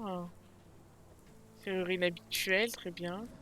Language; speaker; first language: French; native; French